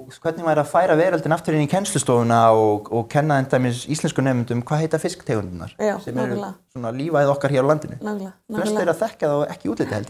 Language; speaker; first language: Icelandic; native; Icelandic